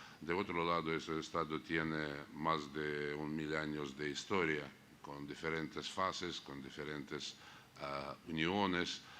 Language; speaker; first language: Spanish; non-native, fluent; Russian